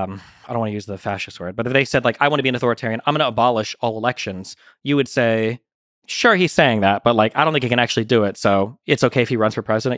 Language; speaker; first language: English; native; English